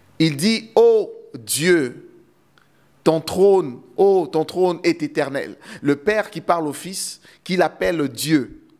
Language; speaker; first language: French; non-native, local second language; Lingala